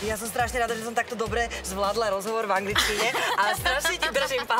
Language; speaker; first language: Slovak; native; Slovak